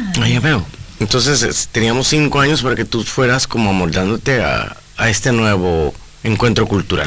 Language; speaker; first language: Spanish; native; Spanish